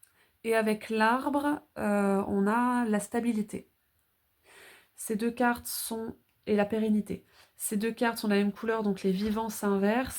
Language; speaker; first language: French; native; French